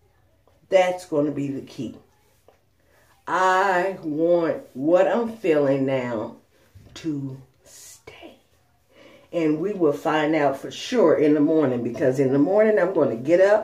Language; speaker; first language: English; native; English